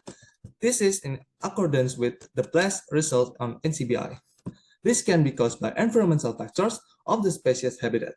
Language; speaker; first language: English; non-native, learner; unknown